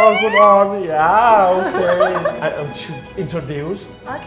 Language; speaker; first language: English; non-native, learner; Thai